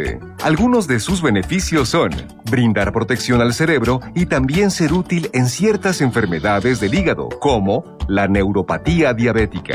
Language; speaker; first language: Spanish; native; Spanish